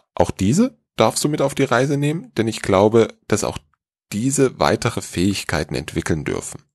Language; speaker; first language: German; native; German